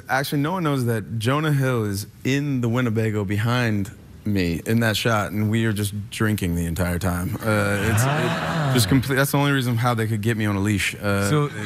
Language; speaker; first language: English; native; English